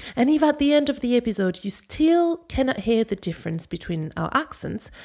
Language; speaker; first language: English; non-native, fluent; French